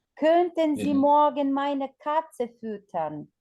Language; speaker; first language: German; non-native, fluent; Ukrainian